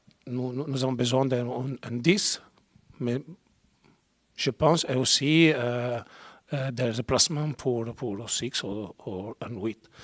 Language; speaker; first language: French; non-native, learner; Spanish